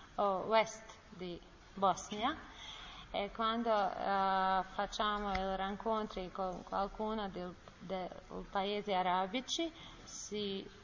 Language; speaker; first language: Italian; non-native, learner; Bosnian